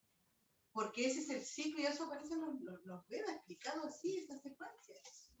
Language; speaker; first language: Spanish; native; Spanish